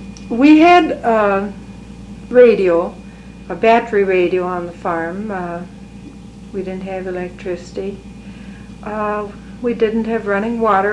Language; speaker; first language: English; early bilingual, other home language; French